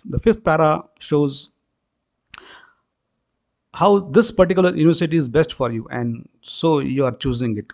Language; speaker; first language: English; non-native, local second language; Marathi